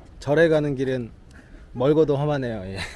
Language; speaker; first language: Korean; native; Korean